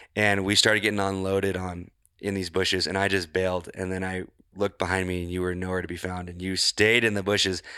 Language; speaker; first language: English; native; English